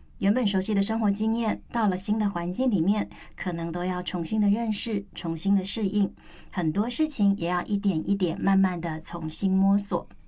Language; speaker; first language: Chinese; native; Chinese